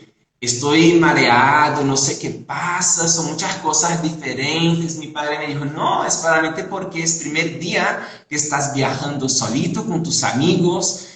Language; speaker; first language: Spanish; non-native, fluent; Portuguese